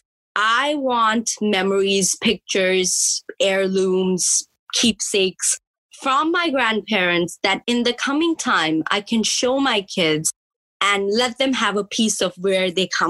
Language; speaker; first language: English; early bilingual, other home language; Punjabi